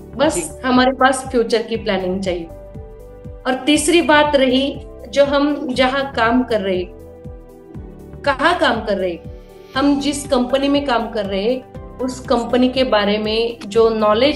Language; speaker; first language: Hindi; native; Hindi